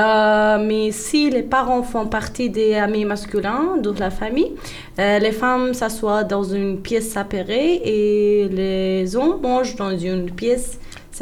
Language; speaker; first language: French; non-native, learner; Persian